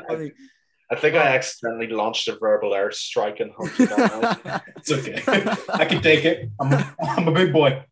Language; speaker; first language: English; native; English